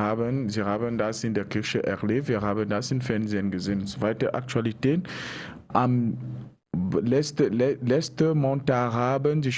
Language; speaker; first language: German; non-native, learner; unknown